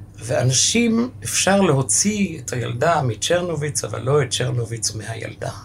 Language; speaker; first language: Hebrew; early bilingual, other home language; German